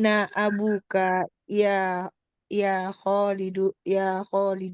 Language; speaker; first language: Arabic; non-native, learner; Indonesian